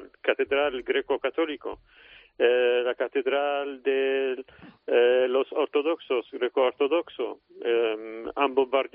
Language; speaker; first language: Spanish; non-native, fluent; Arabic